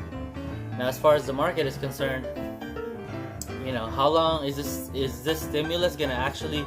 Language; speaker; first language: English; native; English